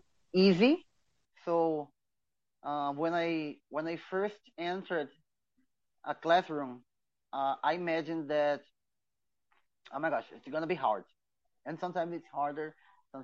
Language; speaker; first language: English; non-native, fluent; Portuguese